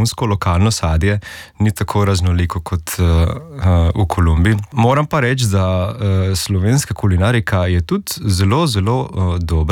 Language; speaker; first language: Slovenian; non-native, fluent; Spanish